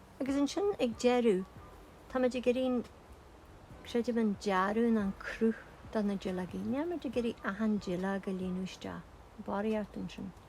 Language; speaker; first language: Irish; native; Irish